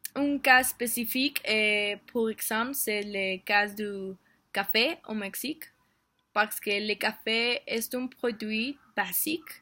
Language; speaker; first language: French; non-native, learner; Spanish